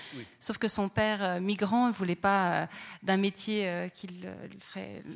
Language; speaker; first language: French; native; French